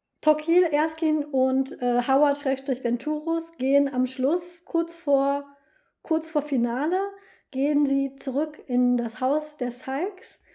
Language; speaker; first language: German; native; German